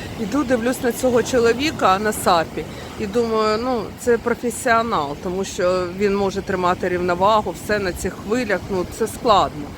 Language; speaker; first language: Ukrainian; native; Ukrainian